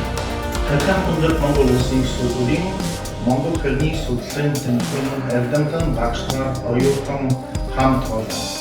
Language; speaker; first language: Mongolian; non-native, learner; Polish